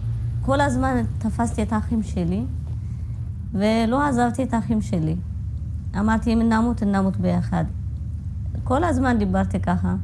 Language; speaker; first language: Hebrew; non-native, fluent; Amharic